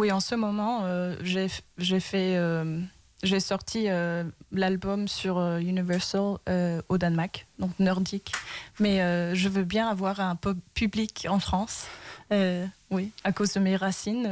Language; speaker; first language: French; early bilingual, heritage; Danish